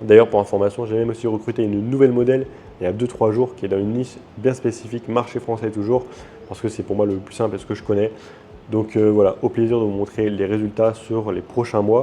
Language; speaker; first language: French; native; French